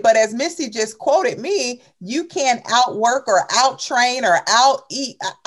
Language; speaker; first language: English; native; English